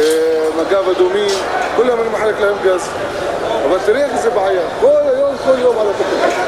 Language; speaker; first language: Hebrew; non-native, learner; Arabic